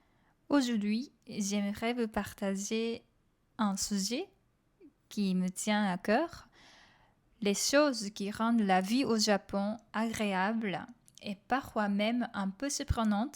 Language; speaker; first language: French; non-native, fluent; Japanese